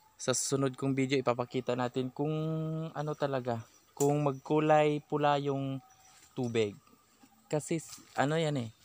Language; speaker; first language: Filipino; native; Filipino